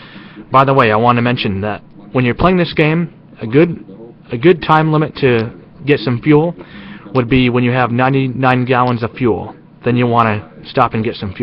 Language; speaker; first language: English; native; English